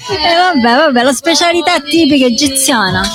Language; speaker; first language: Italian; native; Italian